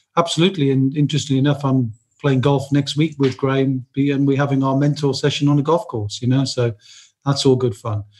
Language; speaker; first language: English; native; English